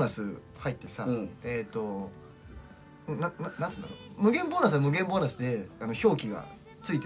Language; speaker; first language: Japanese; native; Japanese